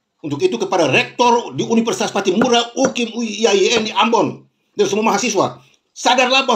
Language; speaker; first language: Indonesian; native; Indonesian